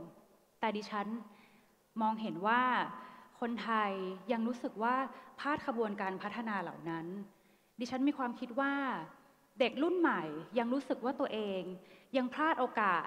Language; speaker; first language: Thai; native; Thai